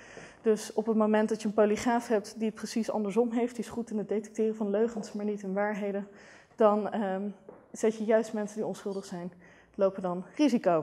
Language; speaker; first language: Dutch; native; Dutch